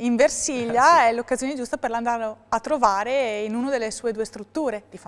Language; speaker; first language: Italian; native; Italian